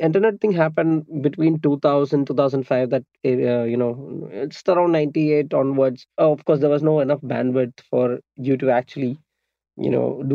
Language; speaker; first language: English; non-native, local second language; Malayalam